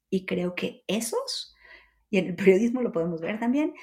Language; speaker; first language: Spanish; native; Spanish